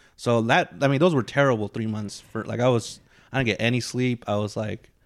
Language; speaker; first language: English; native; English